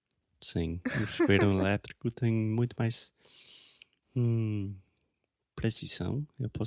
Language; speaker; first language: Portuguese; non-native, fluent; English